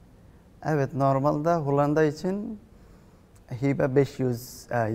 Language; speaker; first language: Turkish; non-native, fluent; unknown